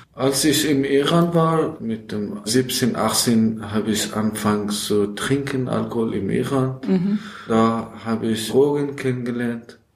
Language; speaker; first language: German; non-native, fluent; Persian